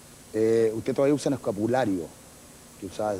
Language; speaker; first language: Spanish; native; Spanish